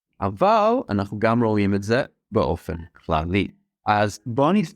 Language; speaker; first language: Hebrew; non-native, fluent; English